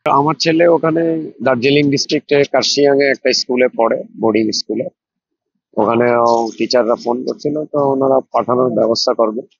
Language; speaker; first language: Bangla; native; Bangla